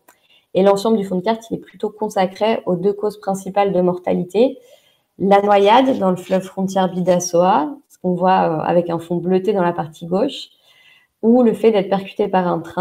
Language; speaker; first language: French; native; French